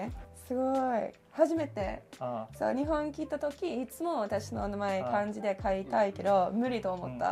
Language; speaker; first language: Japanese; non-native, learner; English